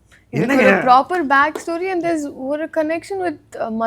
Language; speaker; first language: Tamil; non-native, learner; Telugu